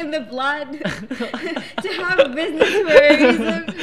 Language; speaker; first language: English; non-native, fluent; Arabic